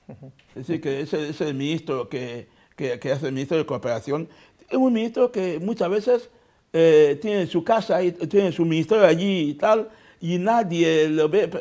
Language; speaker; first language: Spanish; non-native, local second language; Fang